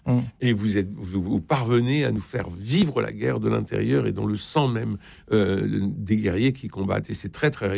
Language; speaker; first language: French; native; French